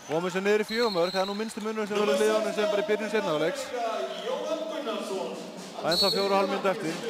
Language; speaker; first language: Icelandic; native; Icelandic